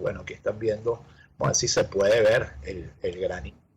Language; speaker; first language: Spanish; native; Spanish